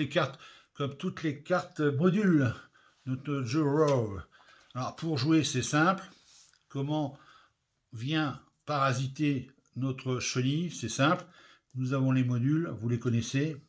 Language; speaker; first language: French; native; French